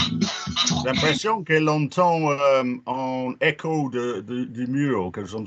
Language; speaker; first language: French; non-native, fluent; English